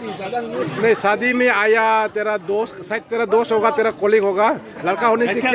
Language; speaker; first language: Hindi; non-native, local second language; Rongmei Naga